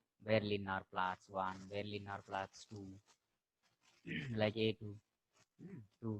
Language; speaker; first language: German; non-native, fluent; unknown